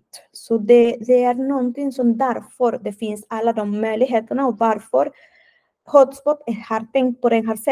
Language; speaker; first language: Swedish; non-native, fluent; Spanish